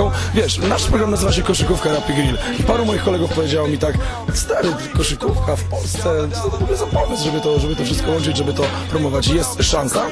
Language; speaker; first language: Polish; native; Polish